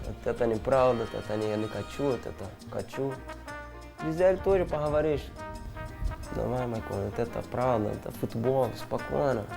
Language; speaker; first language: Russian; non-native, learner; Portuguese